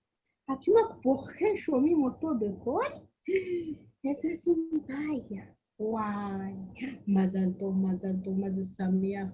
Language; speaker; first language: Hebrew; non-native, learner; Amharic